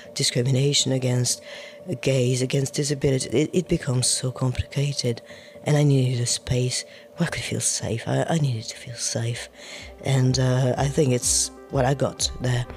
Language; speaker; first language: English; non-native, fluent; French